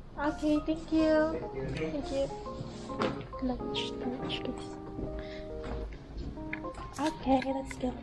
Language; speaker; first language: English; non-native, local second language; Filipino